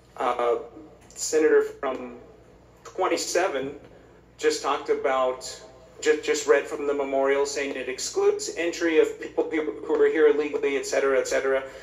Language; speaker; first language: English; native; English